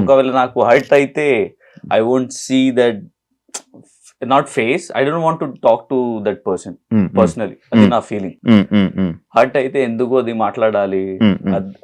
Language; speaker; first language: Telugu; non-native, learner; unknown